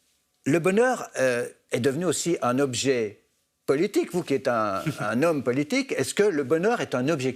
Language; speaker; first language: French; native; French